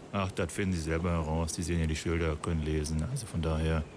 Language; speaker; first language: German; native; German